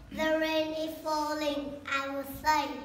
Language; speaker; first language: English; non-native, learner; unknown